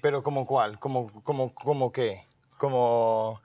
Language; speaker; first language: Spanish; early bilingual, heritage; Spanish